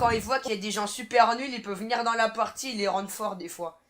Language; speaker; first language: French; native; French